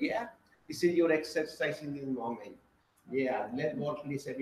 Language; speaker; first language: English; non-native, learner; Spanish